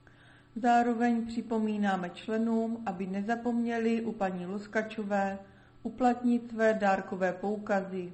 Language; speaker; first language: Czech; native; Czech